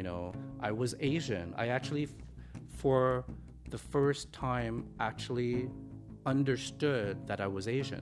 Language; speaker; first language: English; native; English